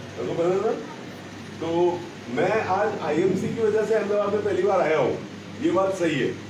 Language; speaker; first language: Hindi; non-native, local second language; Gujarati